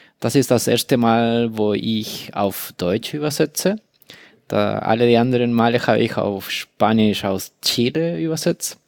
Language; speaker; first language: German; non-native, fluent; Spanish